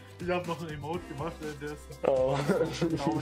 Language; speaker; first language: German; native; German